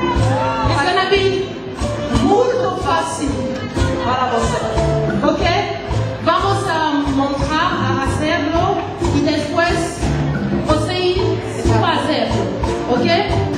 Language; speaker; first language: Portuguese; non-native, learner; Spanish